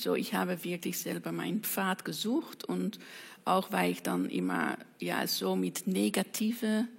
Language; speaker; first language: German; non-native, fluent; Dutch